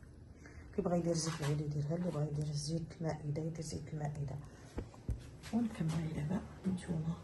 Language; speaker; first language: Arabic; native; Arabic